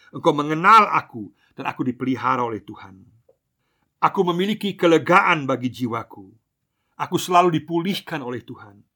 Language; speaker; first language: Indonesian; non-native, fluent; German